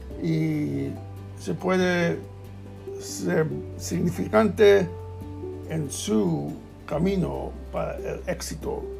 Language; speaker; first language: Spanish; non-native, learner; English